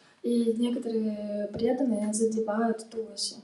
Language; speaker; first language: Russian; native; Russian